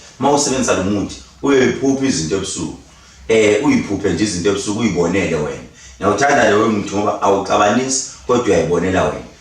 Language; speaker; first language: Zulu; native; Zulu